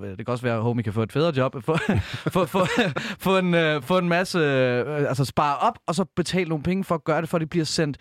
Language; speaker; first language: Danish; native; Danish